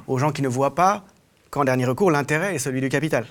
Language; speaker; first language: French; native; French